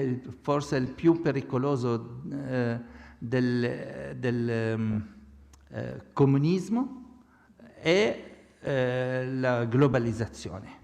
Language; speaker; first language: Italian; non-native, fluent; Arabic